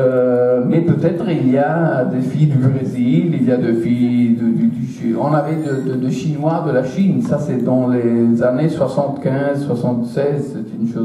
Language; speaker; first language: French; non-native, fluent; Italian